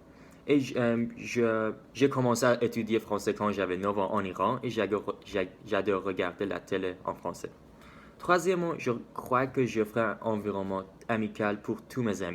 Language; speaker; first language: French; non-native, learner; Persian